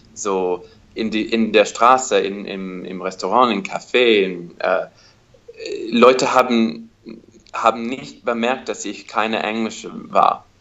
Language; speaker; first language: German; non-native, learner; English